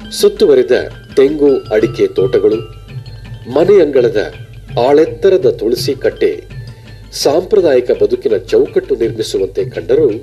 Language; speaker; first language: Kannada; native; Kannada